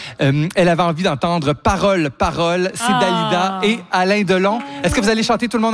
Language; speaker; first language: French; native; French